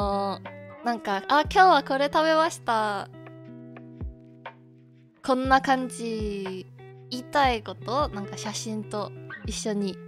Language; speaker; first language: Japanese; non-native, learner; Korean